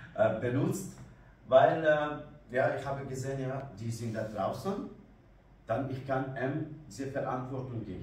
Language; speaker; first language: German; non-native, learner; Kurdish